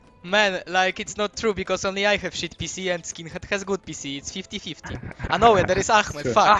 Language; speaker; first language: English; non-native, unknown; Polish